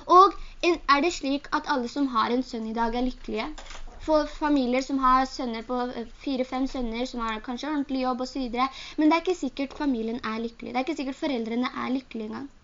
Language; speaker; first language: Norwegian; early bilingual, other home language; Urdu